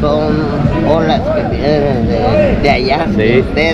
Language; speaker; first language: Spanish; native; Spanish